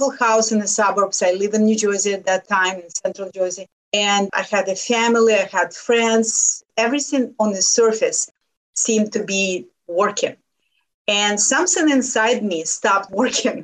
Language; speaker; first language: English; non-native, fluent; Lithuanian